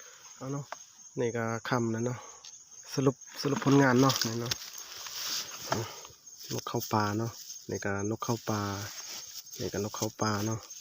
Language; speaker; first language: Thai; non-native, local second language; Northeastern Thai